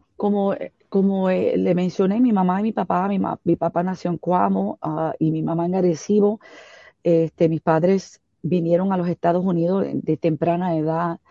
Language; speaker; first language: Spanish; early bilingual, heritage; Spanish